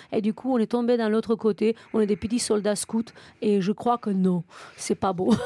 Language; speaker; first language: French; non-native, fluent; Romanian